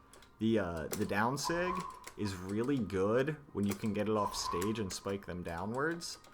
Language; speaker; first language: English; native; English